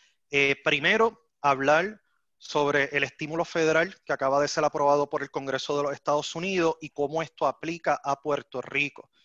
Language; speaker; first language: Spanish; native; Spanish